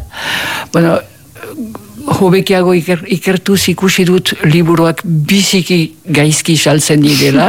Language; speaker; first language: Basque; native; Basque